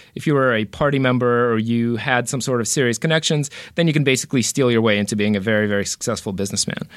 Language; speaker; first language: English; early bilingual, other home language; Russian